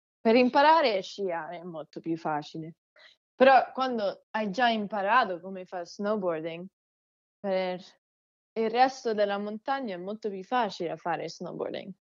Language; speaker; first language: Italian; early bilingual, heritage; Italian